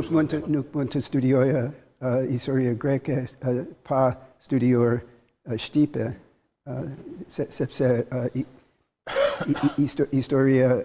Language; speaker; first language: Albanian; non-native, learner; English